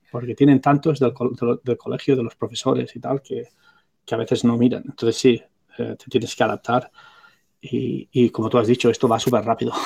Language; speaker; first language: Spanish; non-native, local second language; Catalan